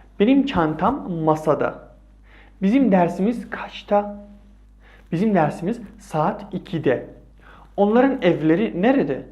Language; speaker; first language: Turkish; non-native, fluent; Persian